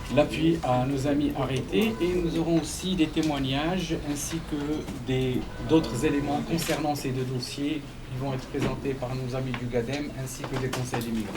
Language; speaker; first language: French; non-native, local second language; Arabic